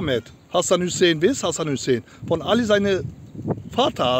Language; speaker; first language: German; non-native, learner; Turkish